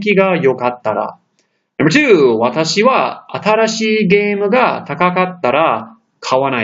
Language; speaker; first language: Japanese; non-native, fluent; English